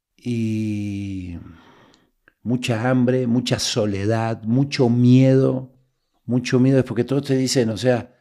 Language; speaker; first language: Spanish; native; Spanish